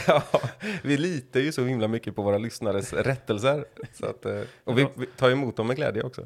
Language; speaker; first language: Swedish; native; Swedish